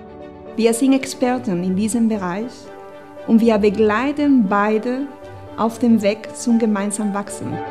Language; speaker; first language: German; non-native, fluent; Spanish